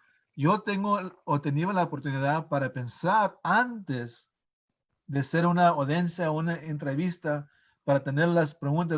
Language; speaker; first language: Spanish; early bilingual, heritage; English